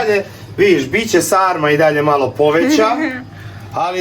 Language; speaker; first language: Croatian; native; Croatian